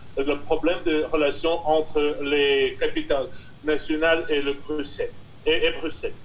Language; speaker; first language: French; non-native, fluent; Russian